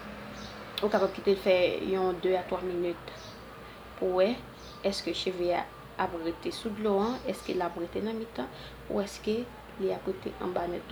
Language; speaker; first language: French; non-native, local second language; Haitian Creole